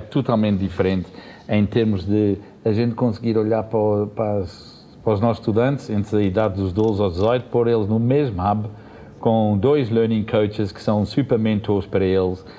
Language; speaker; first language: Portuguese; early bilingual, heritage; Portuguese